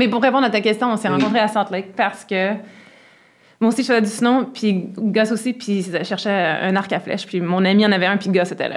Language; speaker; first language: French; native; French